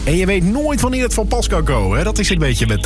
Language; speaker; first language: Dutch; native; Dutch